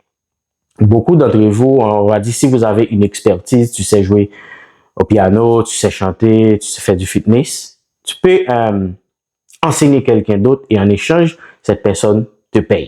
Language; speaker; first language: French; non-native, local second language; Haitian Creole